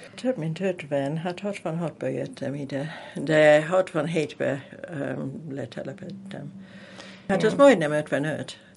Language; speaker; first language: Hungarian; non-native, fluent; English